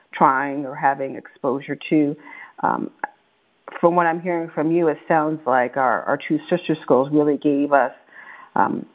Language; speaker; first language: English; native; English